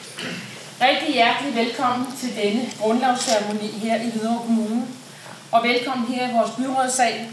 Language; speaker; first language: Danish; native; Danish